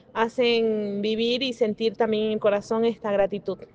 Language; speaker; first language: Spanish; native; Spanish